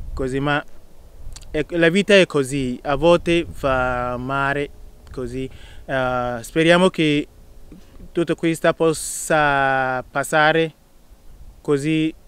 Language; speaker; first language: Italian; non-native, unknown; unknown